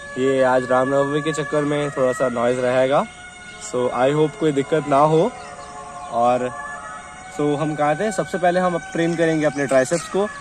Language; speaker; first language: Hindi; non-native, local second language; Odia